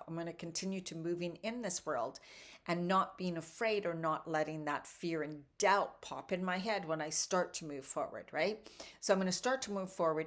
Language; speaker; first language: English; native; English